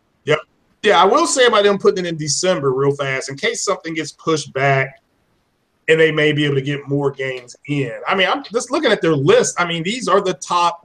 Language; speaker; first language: English; native; English